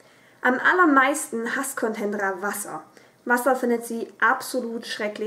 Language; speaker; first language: German; native; German